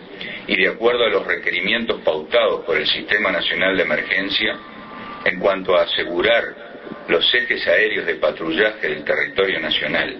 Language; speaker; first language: Spanish; native; Spanish